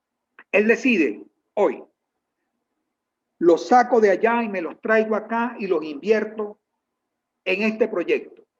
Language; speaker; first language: Spanish; native; Spanish